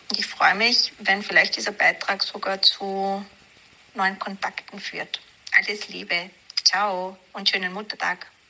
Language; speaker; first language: German; native; German